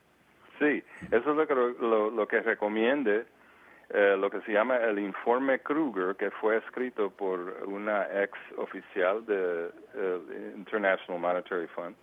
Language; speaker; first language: Spanish; early bilingual, heritage; Spanish